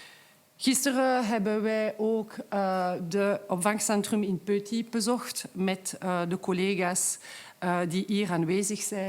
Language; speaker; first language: Dutch; non-native, local second language; French